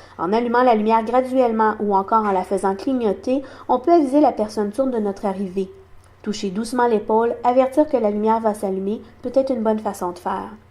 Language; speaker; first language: French; non-native, local second language; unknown